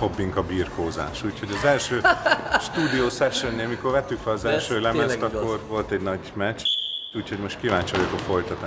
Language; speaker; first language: Hungarian; native; Hungarian